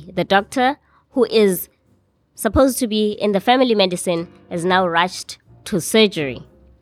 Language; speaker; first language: English; non-native, local second language; Xhosa